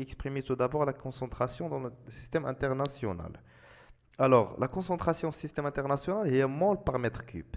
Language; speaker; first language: French; non-native, local second language; Arabic